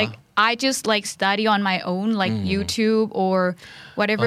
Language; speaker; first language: English; non-native, fluent; Thai